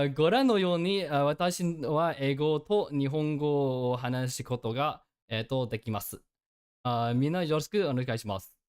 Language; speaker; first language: Japanese; non-native, learner; English